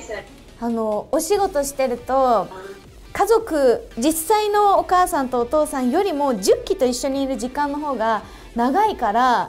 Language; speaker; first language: Japanese; native; Japanese